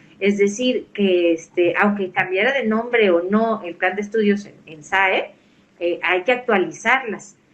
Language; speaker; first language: Spanish; native; Spanish